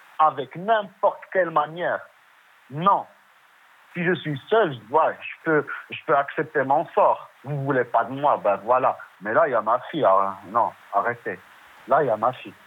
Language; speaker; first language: French; non-native, local second language; Arabic